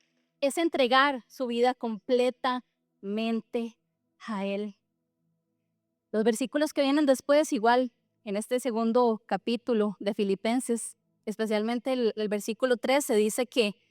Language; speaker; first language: Spanish; native; Spanish